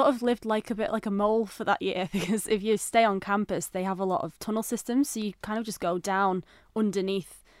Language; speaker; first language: English; native; English